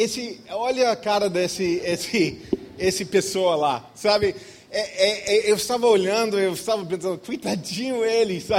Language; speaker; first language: Portuguese; non-native, fluent; English